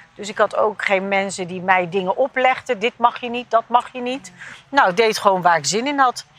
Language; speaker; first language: Dutch; early bilingual, other home language; Turkish